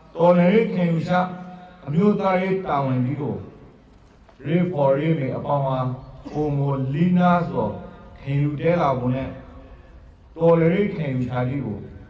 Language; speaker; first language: Burmese; native; Burmese